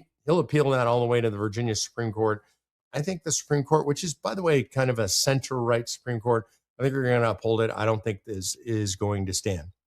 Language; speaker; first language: English; native; English